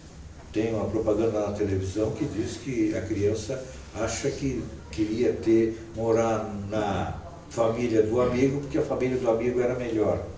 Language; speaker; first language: Portuguese; native; Portuguese